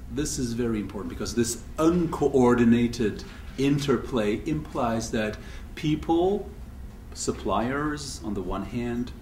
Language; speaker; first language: English; non-native, fluent; French